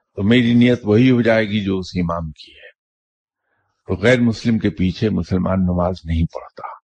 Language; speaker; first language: Urdu; non-native, local second language; Punjabi